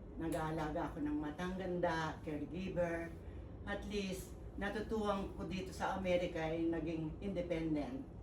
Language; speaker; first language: Filipino; non-native, local second language; Pampanga